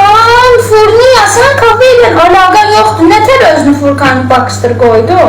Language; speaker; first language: Turkish; non-native, learner; Georgian